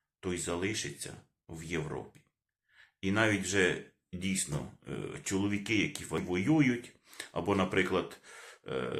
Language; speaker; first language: Ukrainian; non-native, local second language; Russian